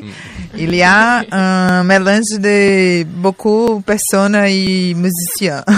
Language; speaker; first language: French; non-native, learner; Portuguese